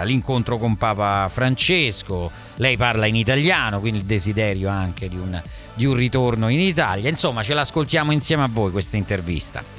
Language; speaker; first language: Italian; native; Italian